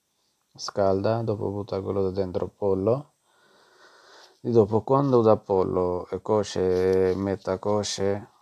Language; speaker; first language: Italian; non-native, learner; Punjabi